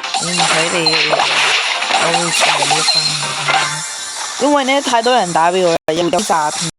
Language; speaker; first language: Chinese; early bilingual, heritage; Cantonese